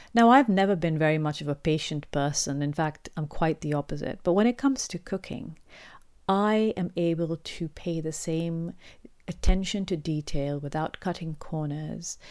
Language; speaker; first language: English; non-native, local second language; Urdu